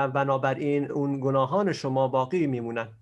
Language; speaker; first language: Persian; native; Persian